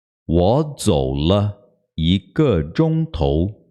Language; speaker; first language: Chinese; non-native, fluent; Portuguese